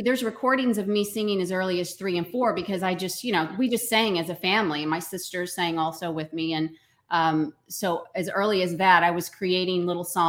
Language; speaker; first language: English; native; English